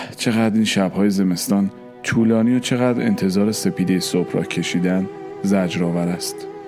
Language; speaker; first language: Persian; non-native, local second language; Armenian